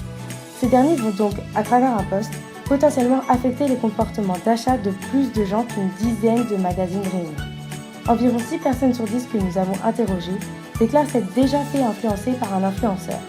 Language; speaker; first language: French; native; French